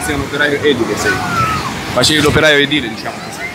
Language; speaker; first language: Italian; native; Italian